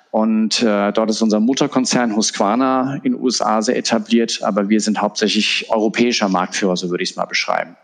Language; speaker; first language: German; native; German